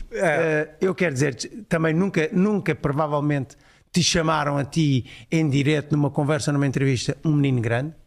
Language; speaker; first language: Portuguese; native; Portuguese